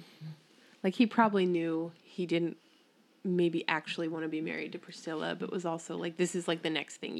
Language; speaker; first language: English; native; English